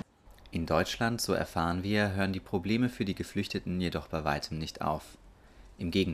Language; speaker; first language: German; native; German